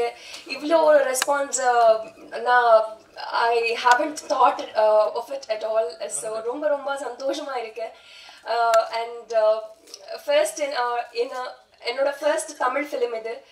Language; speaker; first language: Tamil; non-native, fluent; Telugu